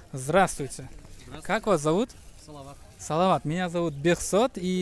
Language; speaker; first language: Russian; non-native, local second language; Uzbek